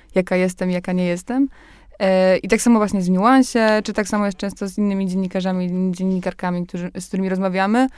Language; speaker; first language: Polish; native; Polish